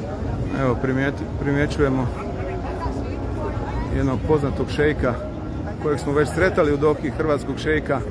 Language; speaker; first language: Serbian; native; Serbian